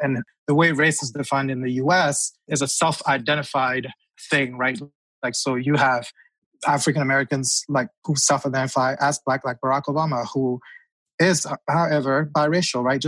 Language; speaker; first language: English; non-native, local second language; French